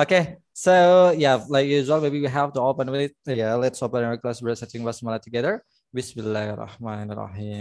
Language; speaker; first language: English; non-native, fluent; Indonesian